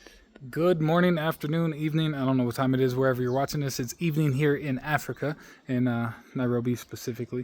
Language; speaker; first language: English; native; English